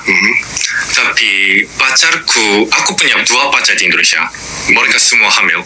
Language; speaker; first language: Indonesian; non-native, fluent; Korean